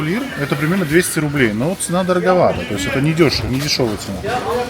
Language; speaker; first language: Russian; native; Russian